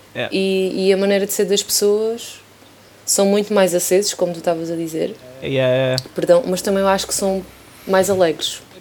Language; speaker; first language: Portuguese; native; Portuguese